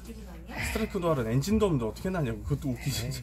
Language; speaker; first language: Korean; native; Korean